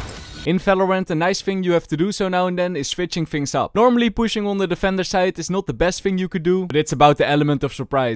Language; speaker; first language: English; non-native, fluent; Dutch